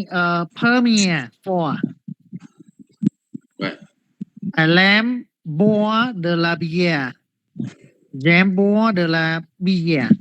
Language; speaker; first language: French; non-native, learner; Khmer